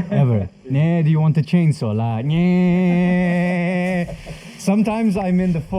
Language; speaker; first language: English; native; English